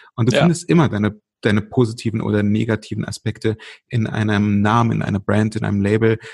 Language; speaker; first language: German; early bilingual, other home language; Russian